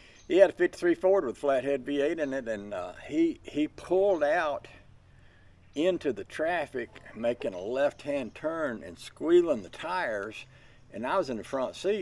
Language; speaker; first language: English; native; English